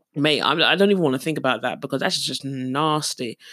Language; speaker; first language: English; native; English